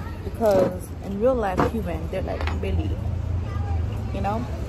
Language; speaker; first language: English; early bilingual, other home language; Spanish